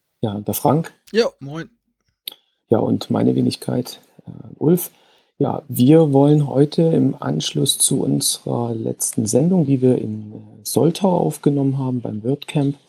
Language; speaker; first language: German; native; German